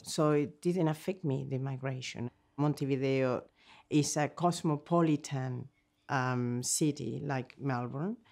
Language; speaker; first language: English; non-native, fluent; Spanish